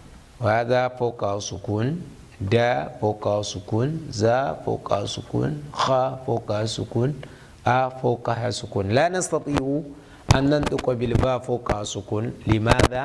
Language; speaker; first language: Arabic; non-native, fluent; Hausa